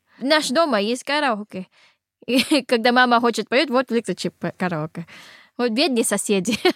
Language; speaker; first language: Russian; non-native, learner; Filipino